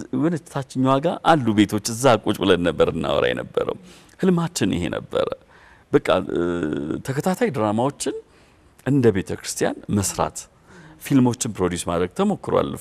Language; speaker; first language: Amharic; native; Amharic